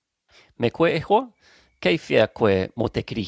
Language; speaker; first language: Māori; non-native, local second language; English